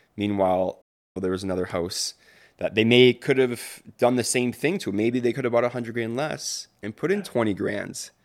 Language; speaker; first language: English; native; English